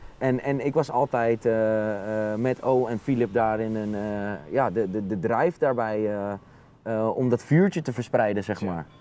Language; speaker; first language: Dutch; native; Dutch